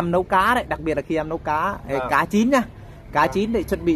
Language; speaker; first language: Vietnamese; native; Vietnamese